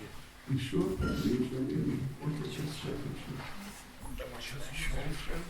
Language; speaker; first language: Russian; non-native, learner; English